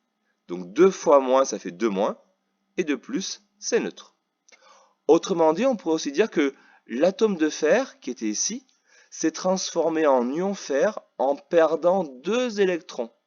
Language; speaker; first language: French; native; French